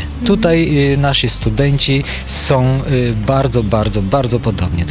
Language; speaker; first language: Polish; non-native, fluent; Bulgarian